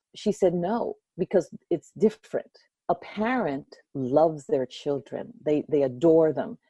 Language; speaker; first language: English; early bilingual, other home language; Spanish